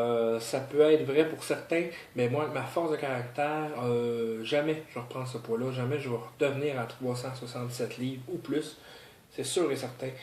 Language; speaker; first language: French; native; French